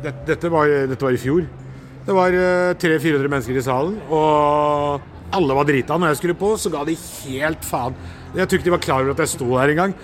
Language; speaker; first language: Norwegian; early bilingual, other home language; Urdu